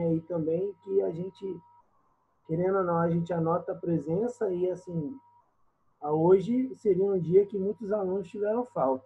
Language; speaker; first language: Portuguese; native; Portuguese